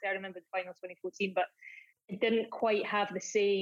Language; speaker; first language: English; native; English